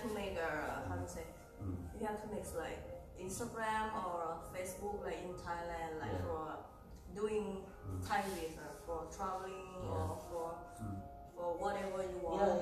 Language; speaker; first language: English; non-native, learner; Thai